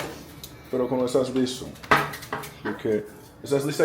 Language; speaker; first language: Spanish; non-native, learner; English